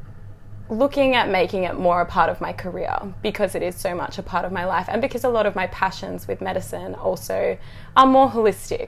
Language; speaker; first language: English; native; English